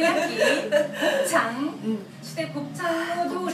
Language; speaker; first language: Japanese; non-native, fluent; Korean